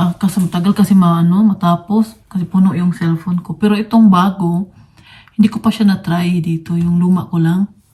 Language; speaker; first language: Filipino; non-native, local second language; Cebuano